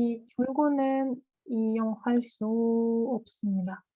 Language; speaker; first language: Korean; non-native, learner; Russian